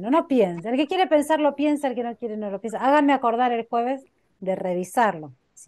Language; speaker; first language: Spanish; native; Spanish